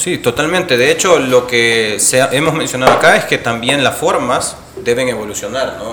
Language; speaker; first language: Spanish; native; Spanish